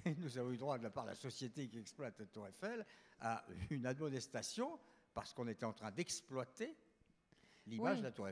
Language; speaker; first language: French; native; French